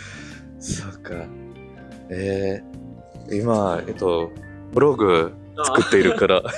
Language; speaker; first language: Japanese; non-native, learner; English